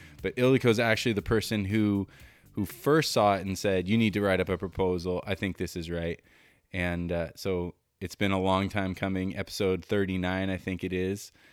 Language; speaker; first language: English; native; English